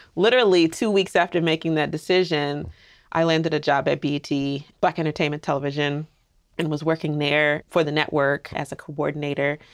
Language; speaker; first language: English; native; English